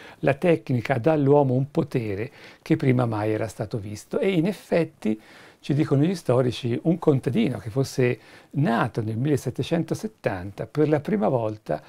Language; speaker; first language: Italian; native; Italian